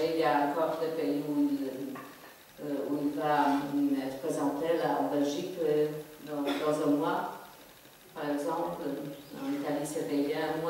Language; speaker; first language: French; non-native, fluent; Polish